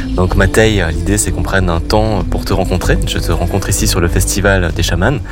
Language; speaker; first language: French; native; French